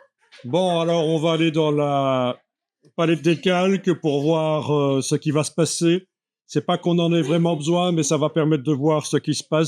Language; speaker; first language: French; native; French